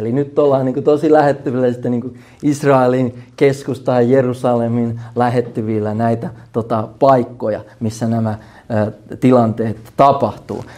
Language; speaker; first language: Finnish; early bilingual, heritage; Finnish